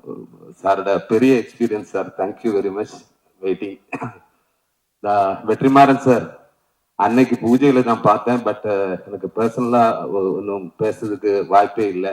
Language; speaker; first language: Tamil; non-native, learner; Malayalam